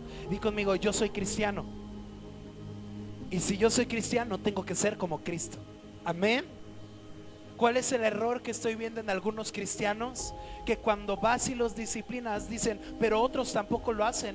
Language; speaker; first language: Spanish; native; Spanish